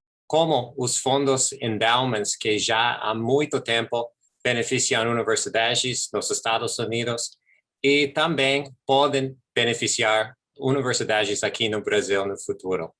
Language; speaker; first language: Portuguese; non-native, fluent; English